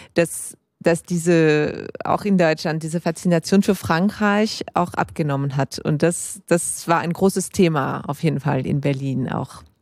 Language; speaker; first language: German; native; German